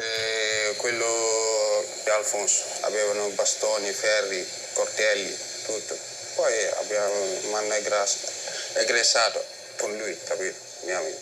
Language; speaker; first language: Italian; non-native, learner; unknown